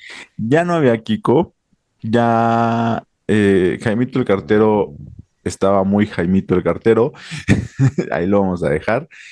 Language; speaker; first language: Spanish; native; Spanish